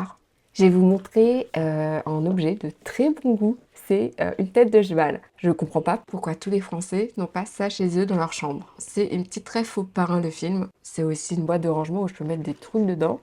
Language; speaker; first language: French; native; French